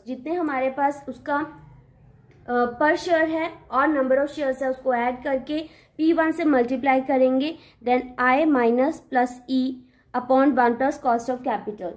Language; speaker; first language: Hindi; native; Hindi